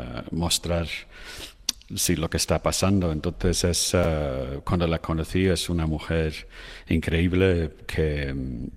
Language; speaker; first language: Spanish; non-native, fluent; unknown